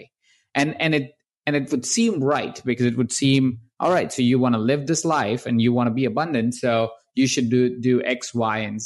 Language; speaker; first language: English; non-native, local second language; Hindi